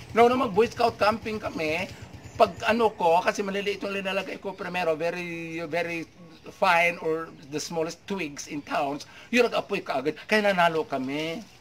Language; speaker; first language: Filipino; non-native, local second language; Cebuano